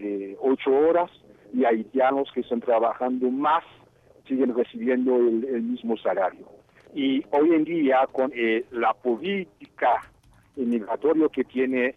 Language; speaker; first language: Spanish; non-native, fluent; Haitian Creole